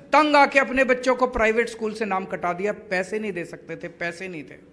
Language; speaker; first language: Hindi; native; Hindi